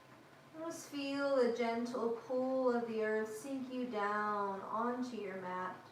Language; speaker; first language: English; native; English